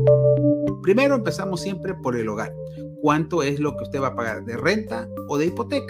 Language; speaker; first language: Spanish; native; Spanish